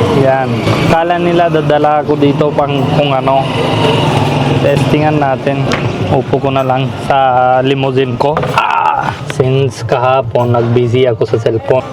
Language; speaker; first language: Filipino; non-native, learner; Hindi